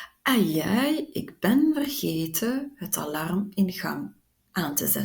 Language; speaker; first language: Dutch; non-native, local second language; French